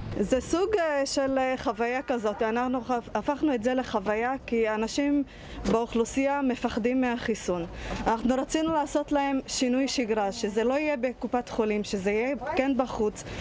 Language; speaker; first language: Hebrew; non-native, local second language; Arabic